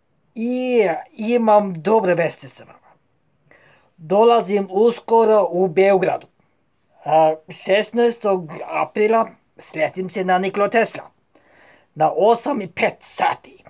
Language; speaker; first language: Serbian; non-native, fluent; Norwegian